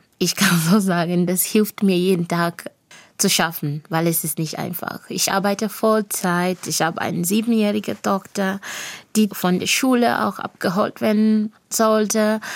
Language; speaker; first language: German; non-native, fluent; Shona